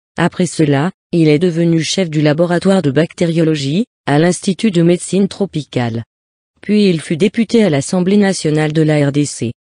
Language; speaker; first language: French; non-native, local second language; Lingala